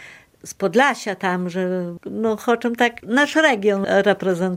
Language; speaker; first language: Polish; non-native, local second language; Belarusian